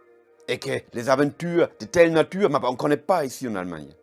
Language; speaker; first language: French; non-native, fluent; German